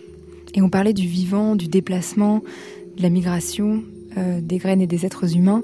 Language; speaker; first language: French; native; French